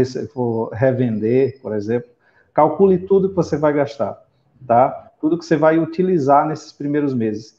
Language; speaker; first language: Portuguese; native; Portuguese